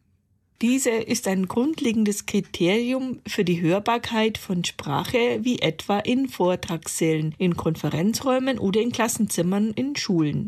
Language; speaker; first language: German; native; German